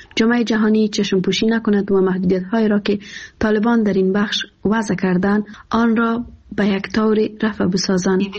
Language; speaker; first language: Persian; native; Persian